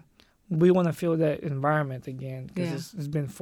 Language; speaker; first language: English; non-native, local second language; Filipino